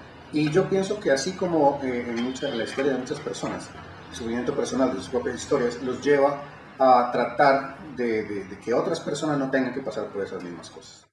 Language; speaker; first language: Spanish; native; Spanish